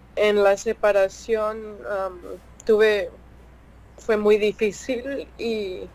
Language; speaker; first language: Spanish; early bilingual, heritage; Spanish